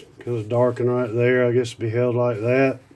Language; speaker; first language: English; native; English